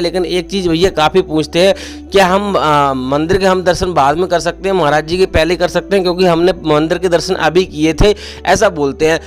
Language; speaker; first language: Hindi; native; Hindi